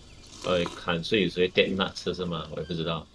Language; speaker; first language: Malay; non-native, local second language; Chinese